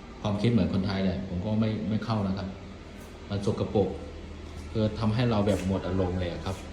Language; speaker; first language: Thai; non-native, fluent; Chinese